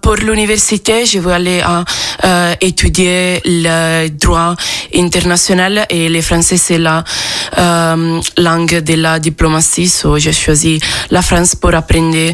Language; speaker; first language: French; non-native, learner; Italian